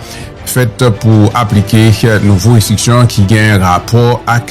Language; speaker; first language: Haitian Creole; native; Haitian Creole